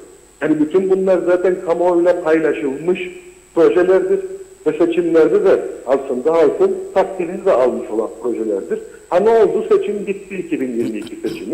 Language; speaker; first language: Turkish; native; Turkish